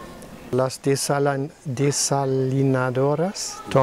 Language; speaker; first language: Spanish; non-native, learner; German